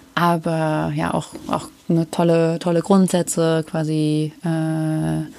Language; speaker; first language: German; native; German